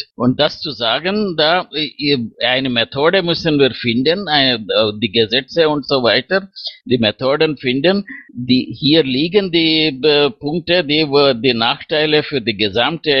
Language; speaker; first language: German; non-native, fluent; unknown